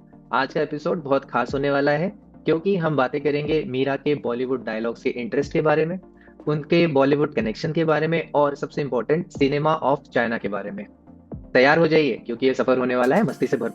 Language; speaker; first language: Hindi; native; Hindi